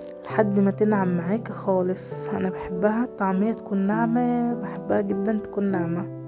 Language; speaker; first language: Arabic; native; Arabic